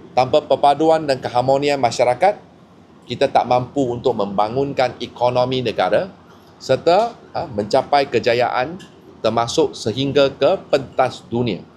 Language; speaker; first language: Malay; non-native, local second language; Chinese